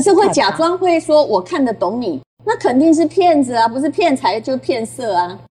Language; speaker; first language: Chinese; native; Chinese